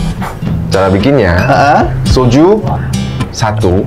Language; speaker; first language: Indonesian; non-native, fluent; Korean